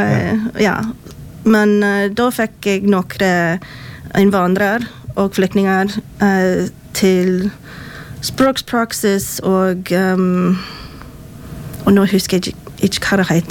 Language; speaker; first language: Norwegian; non-native, fluent; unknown